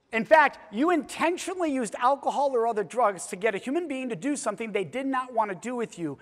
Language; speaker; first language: English; native; English